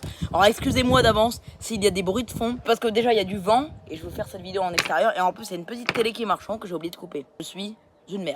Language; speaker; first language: French; native; French